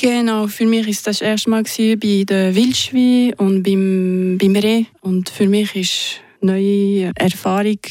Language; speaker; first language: German; non-native, local second language; French